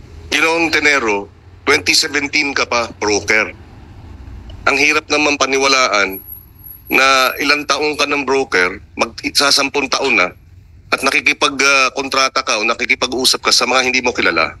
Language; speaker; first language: Filipino; native; Filipino